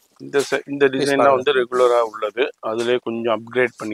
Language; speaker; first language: Tamil; native; Tamil